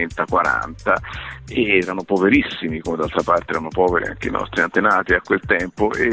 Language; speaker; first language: Italian; native; Italian